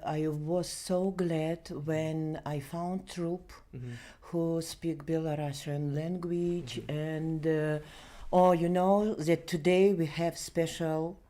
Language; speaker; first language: English; non-native, learner; Belarusian